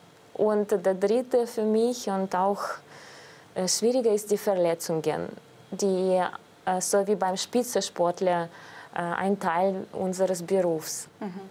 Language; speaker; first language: German; non-native, fluent; Russian